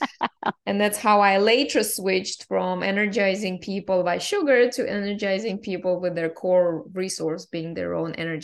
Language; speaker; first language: English; non-native, fluent; Russian